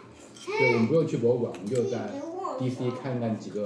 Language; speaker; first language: Chinese; native; Chinese